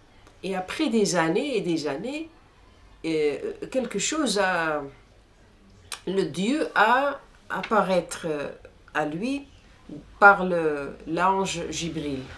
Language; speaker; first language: French; non-native, fluent; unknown